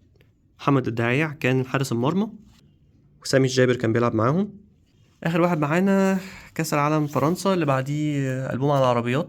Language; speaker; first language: Arabic; native; Arabic